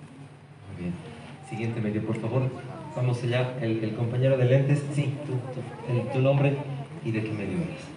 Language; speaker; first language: Spanish; native; Spanish